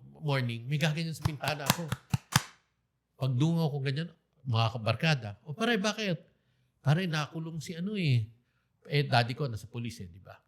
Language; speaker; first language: Filipino; native; Filipino